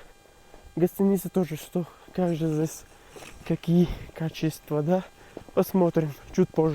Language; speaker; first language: Russian; non-native, learner; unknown